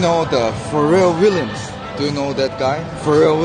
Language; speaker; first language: English; non-native, learner; Korean